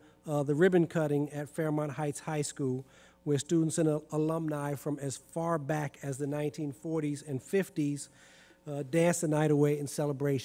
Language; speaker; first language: English; native; English